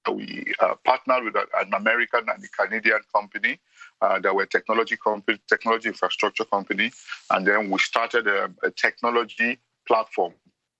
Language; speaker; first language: English; non-native, local second language; Yoruba